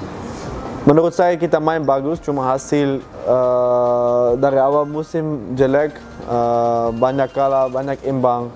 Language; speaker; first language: Indonesian; non-native, fluent; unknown